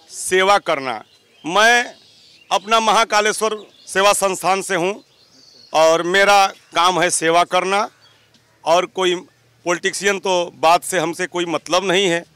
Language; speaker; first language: Hindi; native; Hindi